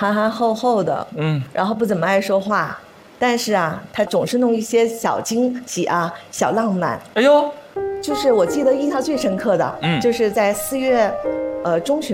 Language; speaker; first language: Chinese; native; Chinese